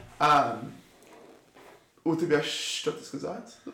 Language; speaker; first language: Russian; non-native, learner; English